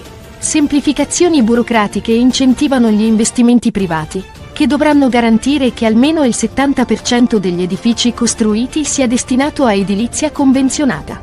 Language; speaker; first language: Italian; native; Italian